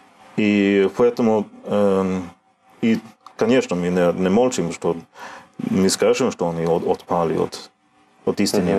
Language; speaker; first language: Russian; non-native, learner; Swedish